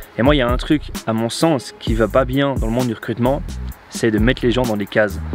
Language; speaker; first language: French; native; French